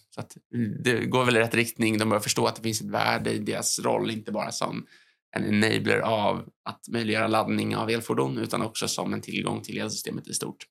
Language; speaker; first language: Swedish; native; Swedish